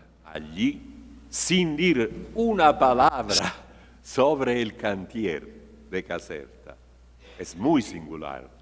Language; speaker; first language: Spanish; non-native, fluent; Italian